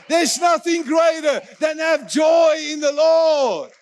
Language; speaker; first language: English; non-native, local second language; Afrikaans